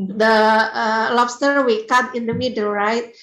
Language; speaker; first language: English; non-native, learner; Indonesian